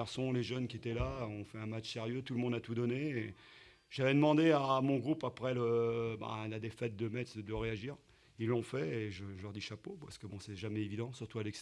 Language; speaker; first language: French; native; French